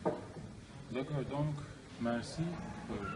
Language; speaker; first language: French; non-native, learner; Turkish